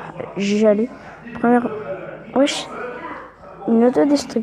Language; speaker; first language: French; native; French